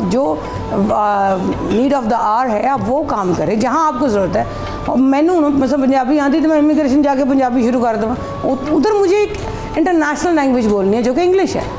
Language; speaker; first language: Urdu; non-native, local second language; Punjabi